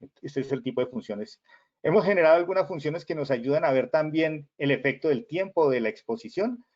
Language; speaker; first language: Spanish; native; Spanish